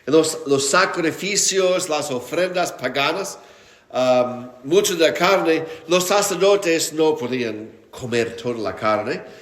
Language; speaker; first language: Spanish; non-native, fluent; English